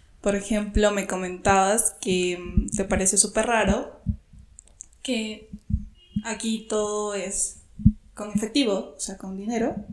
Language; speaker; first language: Spanish; native; Spanish